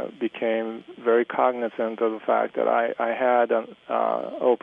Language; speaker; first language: English; early bilingual, other home language; Japanese